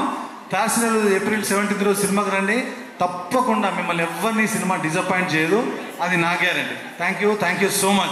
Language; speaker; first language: Telugu; native; Telugu